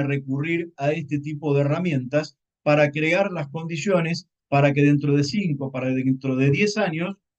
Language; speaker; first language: Spanish; native; Spanish